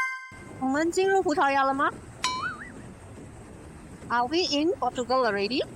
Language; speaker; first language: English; non-native, local second language; Chinese